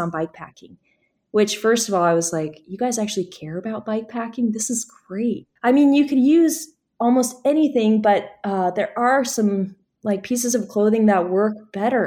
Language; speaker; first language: English; native; English